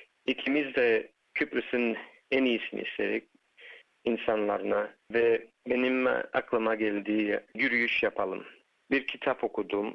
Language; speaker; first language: Turkish; early bilingual, heritage; Turkish